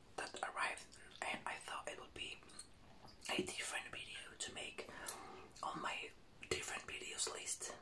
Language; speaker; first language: English; non-native, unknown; Spanish